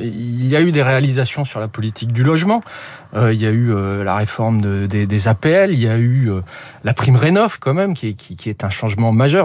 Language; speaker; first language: French; native; French